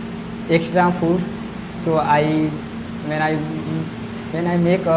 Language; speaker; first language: English; non-native, learner; Hindi